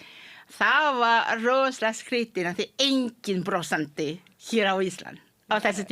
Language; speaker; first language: Icelandic; non-native, fluent; Malay